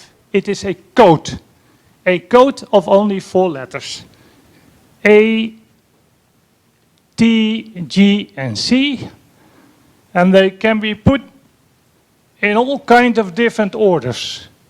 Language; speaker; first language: English; non-native, fluent; Dutch